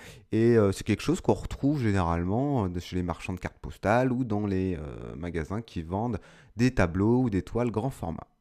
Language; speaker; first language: French; native; French